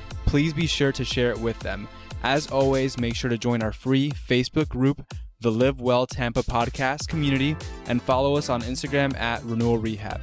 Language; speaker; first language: English; native; English